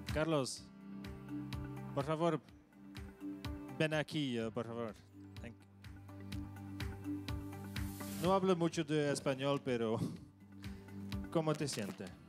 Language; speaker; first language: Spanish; non-native, learner; English